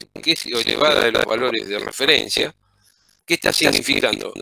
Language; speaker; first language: Spanish; native; Spanish